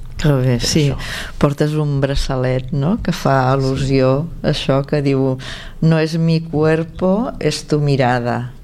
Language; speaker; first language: Catalan; native; Catalan